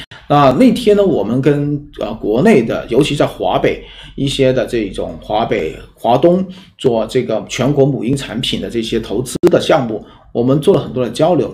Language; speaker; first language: Chinese; native; Chinese